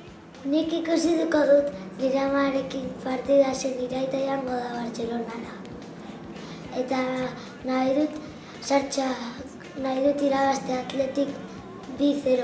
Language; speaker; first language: Basque; non-native, local second language; Spanish